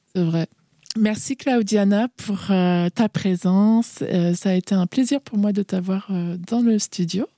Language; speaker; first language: French; native; French